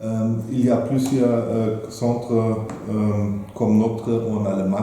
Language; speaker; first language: French; non-native, fluent; German